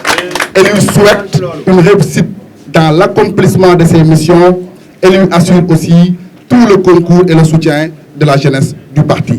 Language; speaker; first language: French; non-native, local second language; Wolof